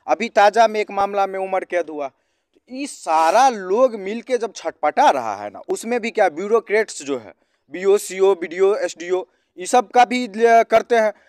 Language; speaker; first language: Hindi; native; Hindi